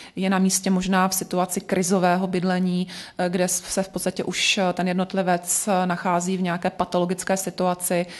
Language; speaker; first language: Czech; native; Czech